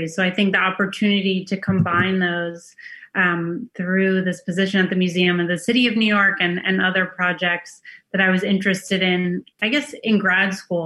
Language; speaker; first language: English; native; English